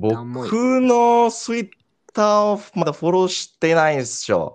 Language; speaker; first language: Japanese; non-native, learner; Indonesian